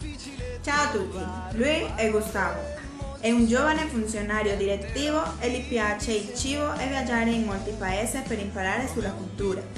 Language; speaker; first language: Italian; non-native, learner; Spanish